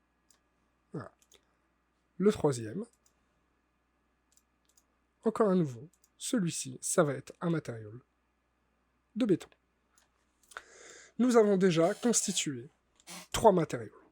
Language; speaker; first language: French; native; French